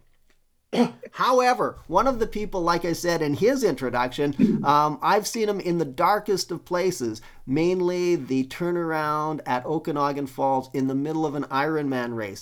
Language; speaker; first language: English; native; English